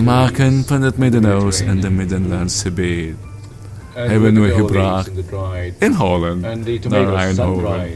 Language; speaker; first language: Dutch; non-native, learner; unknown